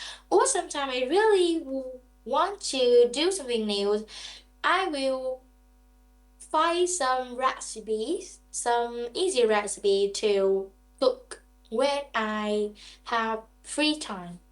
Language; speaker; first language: English; non-native, learner; Vietnamese